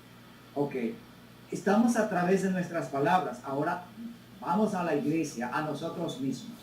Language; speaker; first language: Spanish; native; Spanish